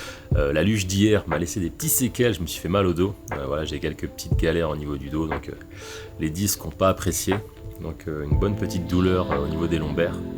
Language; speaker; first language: French; native; French